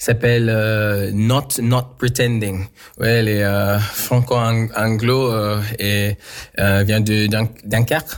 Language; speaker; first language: French; non-native, local second language; English